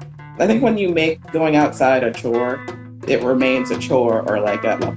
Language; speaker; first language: English; native; English